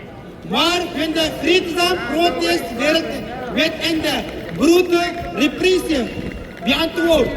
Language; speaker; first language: Dutch; non-native, local second language; Uyghur